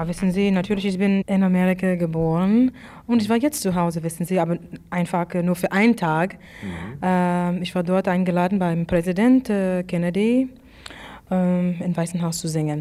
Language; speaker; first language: German; non-native, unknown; English